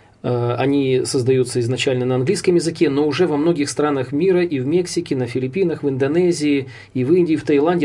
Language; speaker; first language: Russian; native; Russian